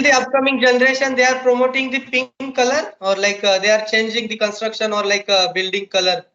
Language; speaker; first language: English; non-native, local second language; Marathi